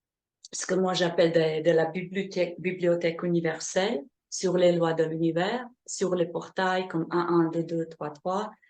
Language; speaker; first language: French; non-native, fluent; Slovenian